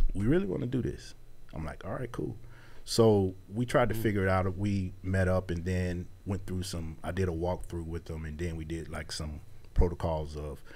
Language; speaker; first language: English; native; English